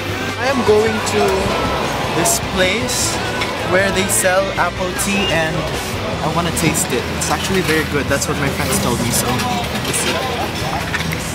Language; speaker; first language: English; non-native, local second language; Filipino